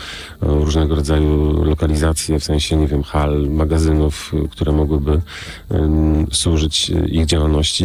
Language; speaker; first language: Polish; native; Polish